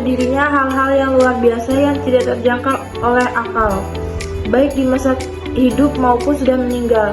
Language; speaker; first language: Indonesian; native; Indonesian